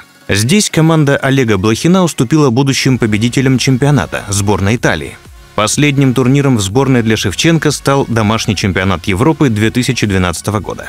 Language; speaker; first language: Russian; native; Russian